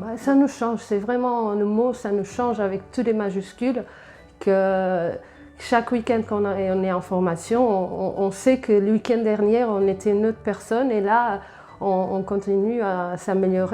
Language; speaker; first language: French; non-native, fluent; Portuguese